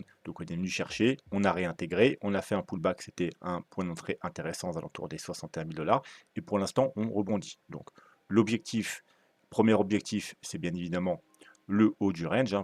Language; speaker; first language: French; native; French